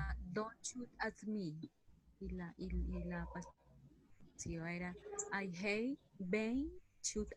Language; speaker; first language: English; non-native, learner; Spanish